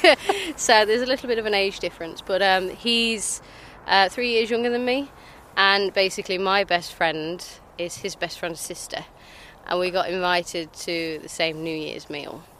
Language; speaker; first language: English; native; English